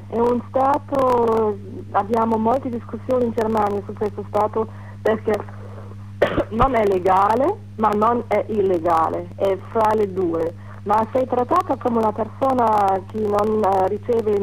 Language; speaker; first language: Italian; non-native, fluent; German